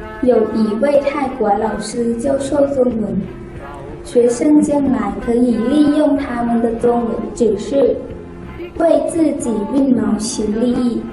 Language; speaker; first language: Chinese; non-native, learner; Thai